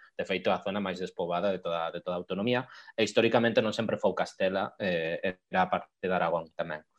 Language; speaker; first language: Galician; non-native, local second language; Spanish